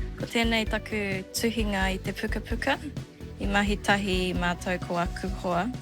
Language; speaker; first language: Māori; non-native, local second language; Chinese